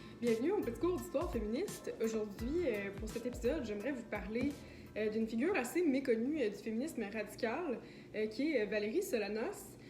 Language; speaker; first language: French; native; French